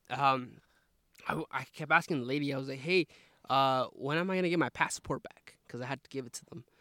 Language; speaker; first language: English; early bilingual, other home language; Spanish